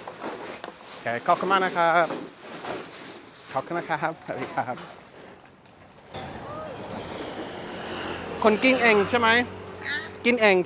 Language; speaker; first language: Thai; non-native, learner; English